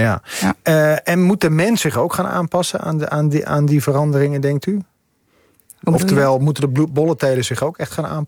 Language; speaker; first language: Dutch; native; Dutch